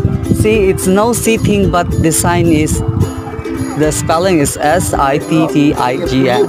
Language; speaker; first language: English; non-native, learner; Filipino